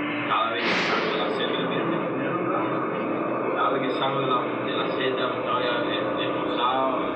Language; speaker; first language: Spanish; early bilingual, heritage; Spanish